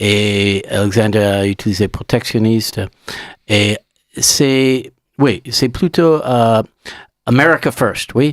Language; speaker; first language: French; non-native, learner; English